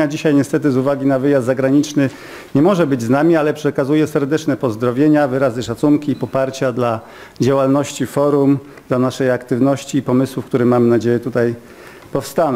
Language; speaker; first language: Polish; native; Polish